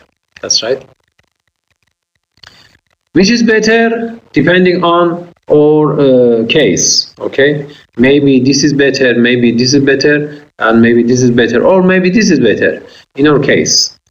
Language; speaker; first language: English; non-native, fluent; Persian